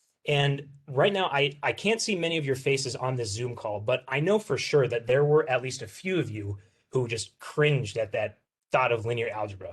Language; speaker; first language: English; native; English